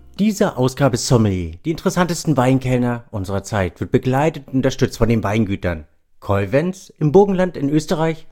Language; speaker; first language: German; native; German